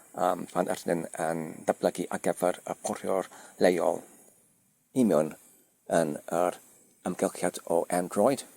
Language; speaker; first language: Welsh; non-native, learner; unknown